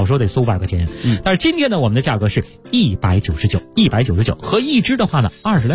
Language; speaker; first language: Chinese; native; Chinese